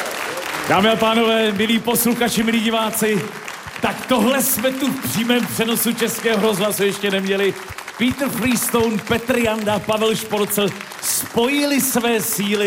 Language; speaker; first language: Czech; native; Czech